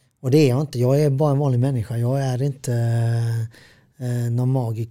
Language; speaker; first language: Swedish; early bilingual, other home language; Serbian